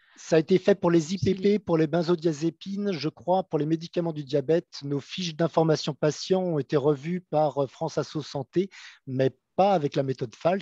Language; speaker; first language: French; native; French